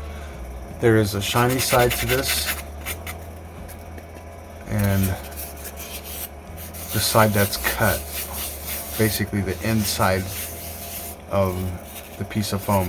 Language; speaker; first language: English; native; English